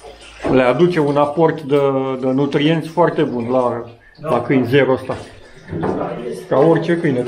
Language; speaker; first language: Romanian; native; Romanian